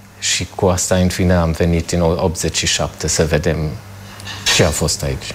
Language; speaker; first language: Romanian; non-native, fluent; German